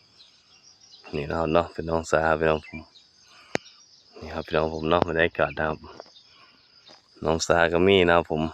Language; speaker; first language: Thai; non-native, local second language; Northeastern Thai